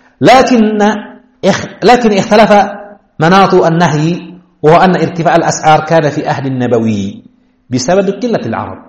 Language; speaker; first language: Arabic; non-native, fluent; Indonesian